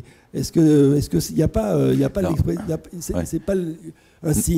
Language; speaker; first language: French; native; French